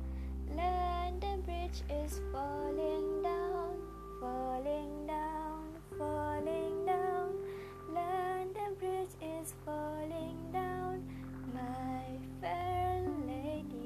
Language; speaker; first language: English; non-native, local second language; Malay